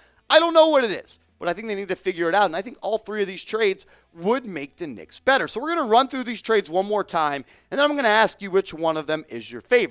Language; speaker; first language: English; native; English